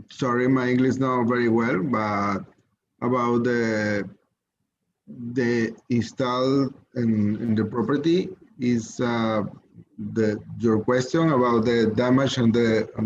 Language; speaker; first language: English; non-native, learner; Spanish